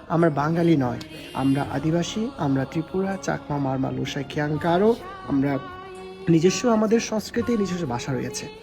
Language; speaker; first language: Bangla; non-native, local second language; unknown